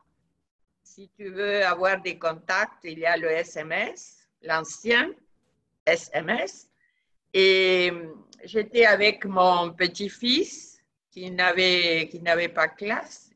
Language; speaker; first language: French; non-native, fluent; Spanish